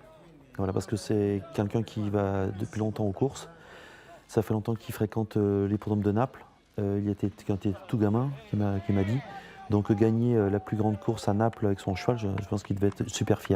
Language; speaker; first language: French; native; French